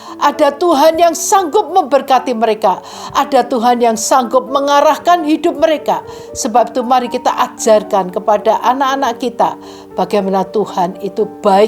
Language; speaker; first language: Indonesian; native; Indonesian